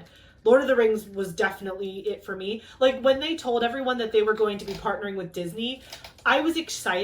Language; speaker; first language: English; native; English